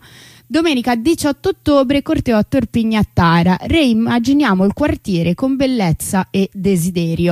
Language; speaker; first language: Italian; native; Italian